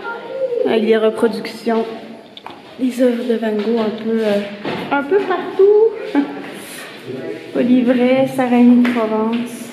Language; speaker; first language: French; native; French